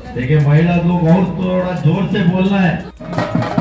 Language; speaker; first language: Hindi; non-native, local second language; Kannada